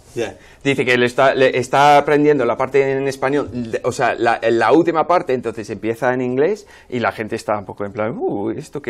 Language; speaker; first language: Spanish; non-native, fluent; English